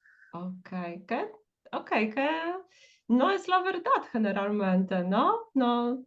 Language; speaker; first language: Spanish; non-native, fluent; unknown